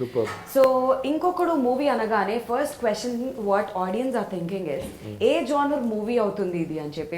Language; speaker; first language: Telugu; native; Telugu